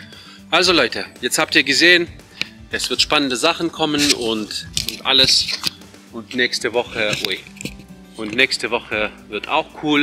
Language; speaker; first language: German; non-native, fluent; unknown